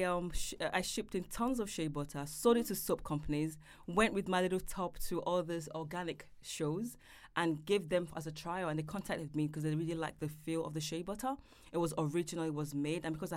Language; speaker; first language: English; non-native, local second language; Yoruba